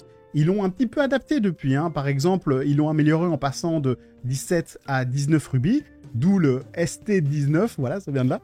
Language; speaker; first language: French; native; French